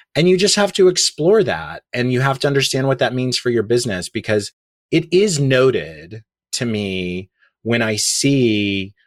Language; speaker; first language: English; native; English